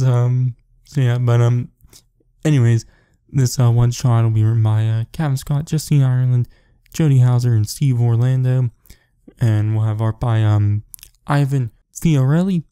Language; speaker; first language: English; native; English